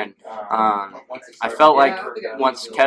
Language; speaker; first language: English; native; English